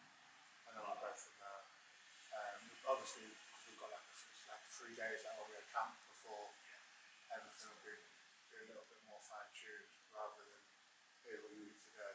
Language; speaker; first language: English; native; English